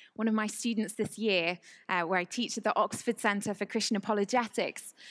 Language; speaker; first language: English; native; English